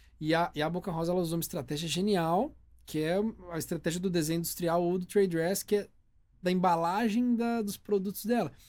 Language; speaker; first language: Portuguese; native; Portuguese